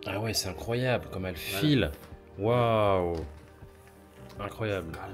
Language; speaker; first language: French; native; French